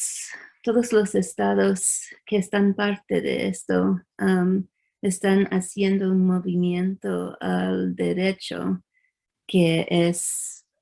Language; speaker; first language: Spanish; early bilingual, heritage; English